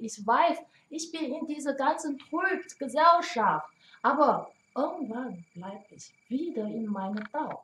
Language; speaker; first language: German; non-native, learner; Chinese